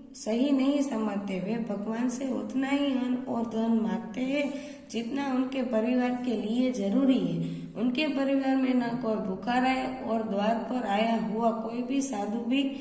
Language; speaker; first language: Hindi; non-native, local second language; Gujarati